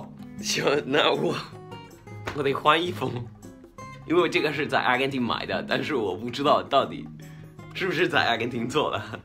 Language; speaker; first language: Chinese; non-native, fluent; Spanish